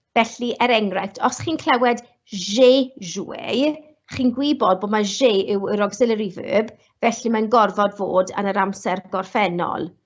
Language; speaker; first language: Welsh; non-native, local second language; English